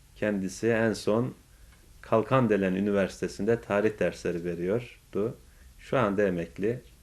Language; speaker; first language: Turkish; native; Turkish